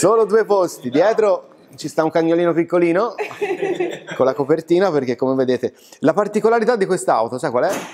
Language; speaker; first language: Italian; native; Italian